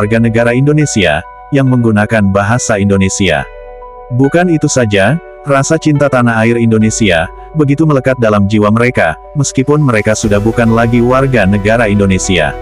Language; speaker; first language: Indonesian; native; Indonesian